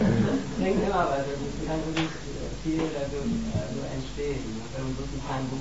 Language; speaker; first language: German; native; German